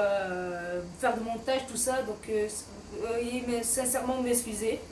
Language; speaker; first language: French; native; French